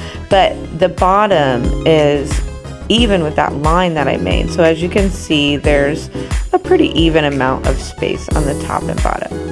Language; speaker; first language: English; native; English